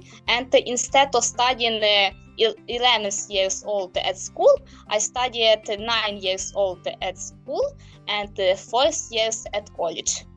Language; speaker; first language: English; non-native, learner; Ukrainian